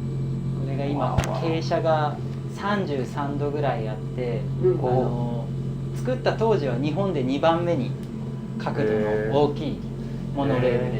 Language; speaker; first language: Japanese; native; Japanese